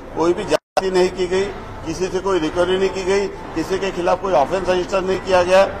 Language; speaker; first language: Hindi; non-native, local second language; Marathi